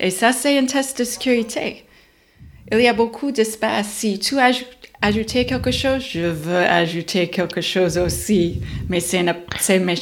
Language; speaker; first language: French; non-native, learner; English